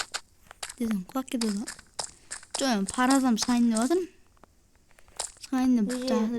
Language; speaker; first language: Kazakh; native; Kazakh